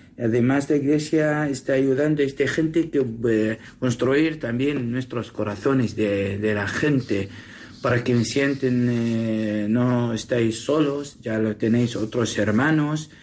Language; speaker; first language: Spanish; non-native, learner; Assyrian Neo-Aramaic